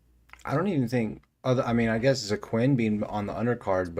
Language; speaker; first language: English; native; English